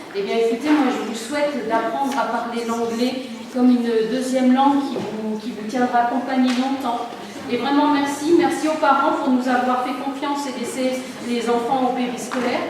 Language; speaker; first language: French; native; French